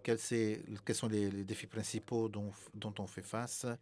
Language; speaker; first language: French; non-native, fluent; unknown